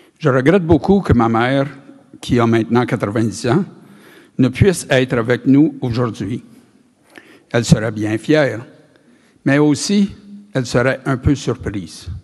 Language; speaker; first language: French; native; French